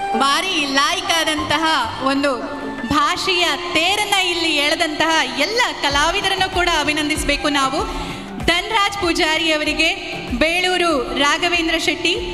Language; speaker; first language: Kannada; native; Kannada